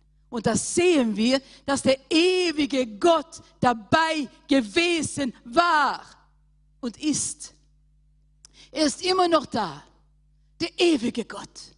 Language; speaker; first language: German; non-native, fluent; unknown